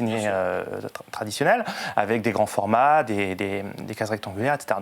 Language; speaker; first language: French; native; French